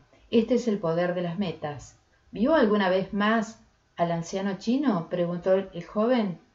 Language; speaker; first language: Spanish; native; Spanish